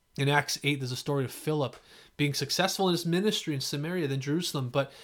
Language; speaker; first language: English; native; English